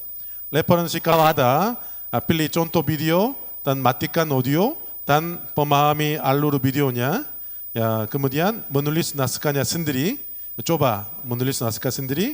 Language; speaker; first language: Indonesian; non-native, learner; Korean